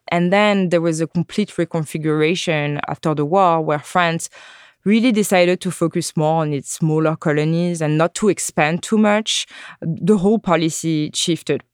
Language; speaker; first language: English; non-native, fluent; French